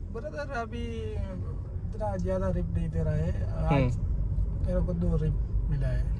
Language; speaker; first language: Hindi; non-native, learner; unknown